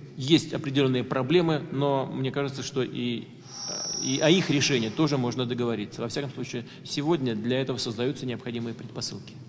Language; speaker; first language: Russian; native; Russian